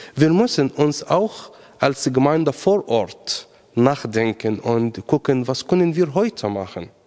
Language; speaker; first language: German; non-native, fluent; Arabic